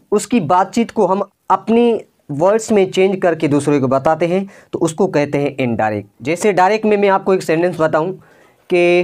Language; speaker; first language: Urdu; non-native, local second language; Sindhi